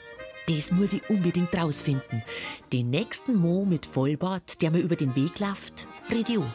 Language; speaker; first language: German; native; German